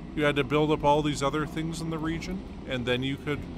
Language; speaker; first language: English; native; English